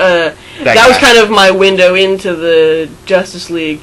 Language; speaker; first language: English; native; English